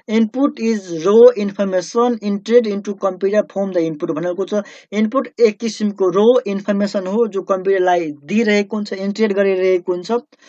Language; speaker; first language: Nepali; native; Nepali